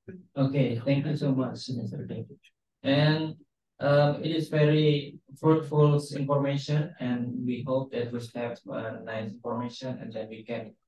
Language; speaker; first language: English; non-native, fluent; Indonesian